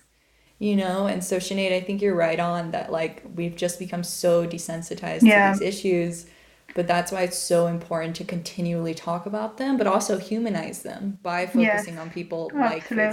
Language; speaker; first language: English; native; English